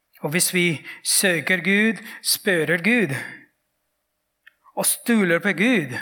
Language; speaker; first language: Norwegian; non-native, fluent; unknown